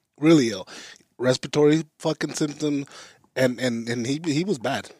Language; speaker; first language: English; early bilingual, other home language; Spanish